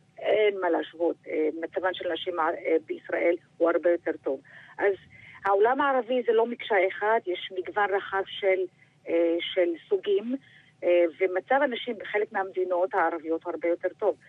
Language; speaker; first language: Hebrew; non-native, local second language; Arabic